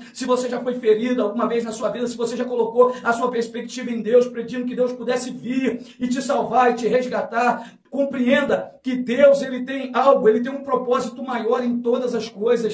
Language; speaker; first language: Portuguese; native; Portuguese